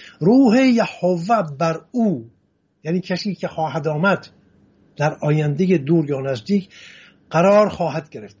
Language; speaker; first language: Persian; non-native, local second language; Assyrian Neo-Aramaic